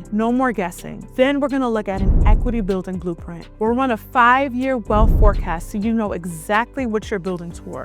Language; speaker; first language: English; native; English